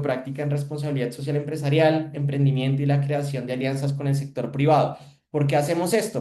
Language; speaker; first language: Spanish; native; Spanish